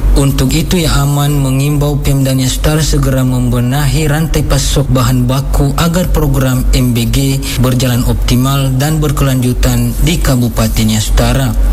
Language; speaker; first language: Indonesian; non-native, local second language; Nias